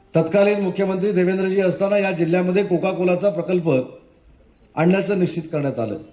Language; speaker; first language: Marathi; native; Marathi